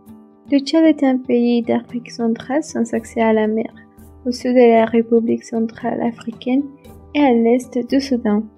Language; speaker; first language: French; non-native, learner; Portuguese